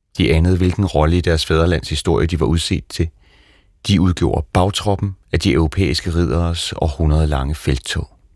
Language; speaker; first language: Danish; native; Danish